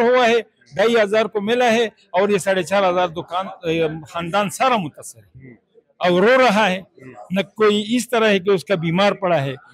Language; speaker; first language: Urdu; non-native, local second language; Pashto